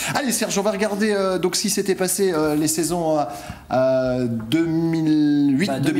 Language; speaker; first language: French; native; French